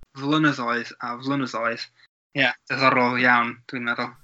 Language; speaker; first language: Welsh; non-native, learner; English